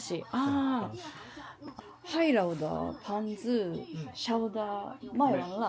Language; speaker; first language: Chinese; non-native, learner; Japanese